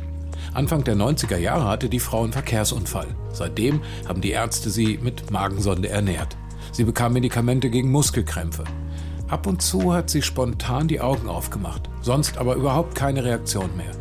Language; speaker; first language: German; native; German